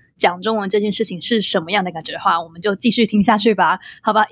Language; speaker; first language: Chinese; native; Chinese